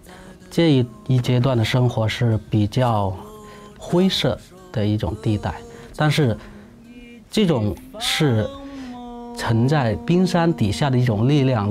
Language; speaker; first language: Chinese; non-native, local second language; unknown